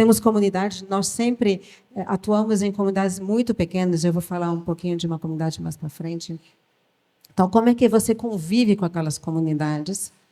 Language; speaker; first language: Portuguese; early bilingual, other home language; French